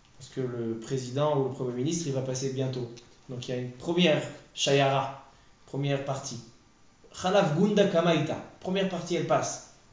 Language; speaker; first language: French; native; French